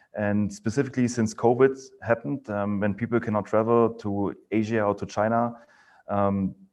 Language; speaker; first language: English; non-native, fluent; German